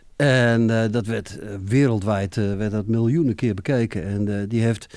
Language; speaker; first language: Dutch; native; Dutch